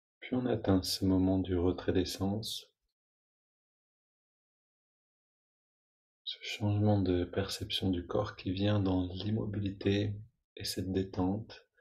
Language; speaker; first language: French; native; French